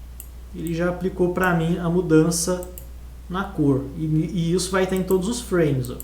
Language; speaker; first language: Portuguese; native; Portuguese